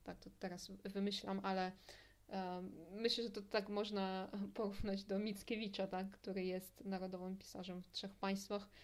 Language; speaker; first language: Polish; non-native, fluent; Russian